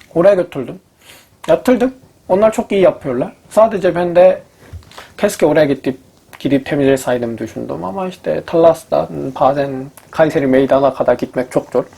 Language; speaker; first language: Turkish; non-native, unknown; Korean